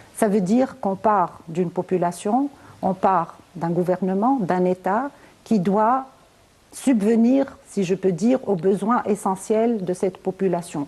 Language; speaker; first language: French; non-native, local second language; Arabic